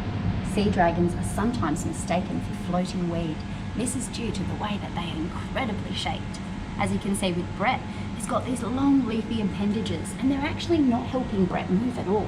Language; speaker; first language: English; native; English